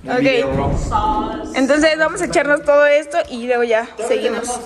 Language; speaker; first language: Spanish; native; Spanish